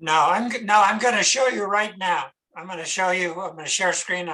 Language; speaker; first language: English; native; English